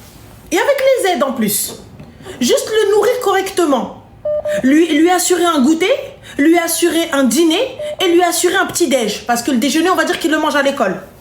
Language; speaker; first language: French; native; French